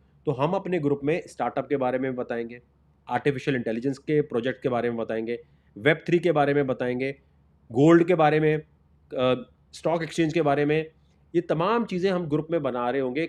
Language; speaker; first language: Urdu; native; Urdu